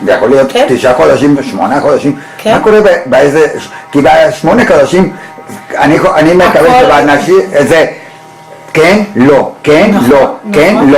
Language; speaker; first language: Hebrew; non-native, learner; Spanish